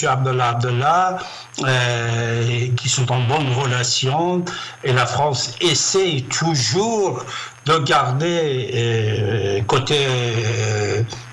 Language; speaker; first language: French; non-native, fluent; Persian